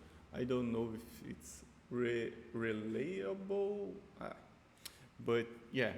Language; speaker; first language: English; non-native, fluent; Portuguese